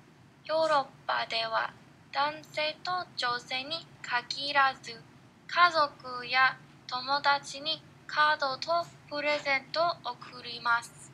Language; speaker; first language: Japanese; non-native, learner; English